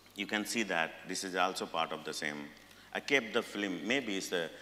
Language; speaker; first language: English; non-native, local second language; Hindi